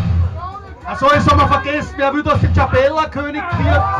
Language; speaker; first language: German; native; German